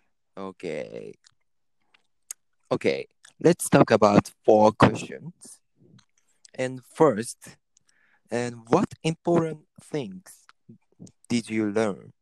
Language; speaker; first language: English; non-native, learner; Japanese